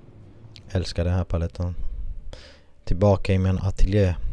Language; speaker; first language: Swedish; non-native, fluent; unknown